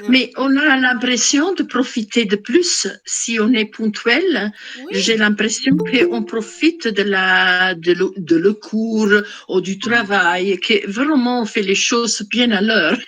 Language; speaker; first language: French; non-native, fluent; Italian